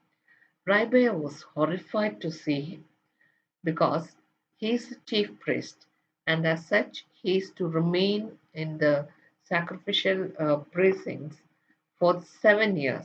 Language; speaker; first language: English; non-native, local second language; Malayalam